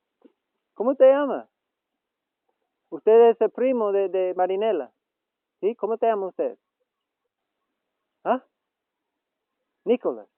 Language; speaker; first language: Spanish; non-native, learner; English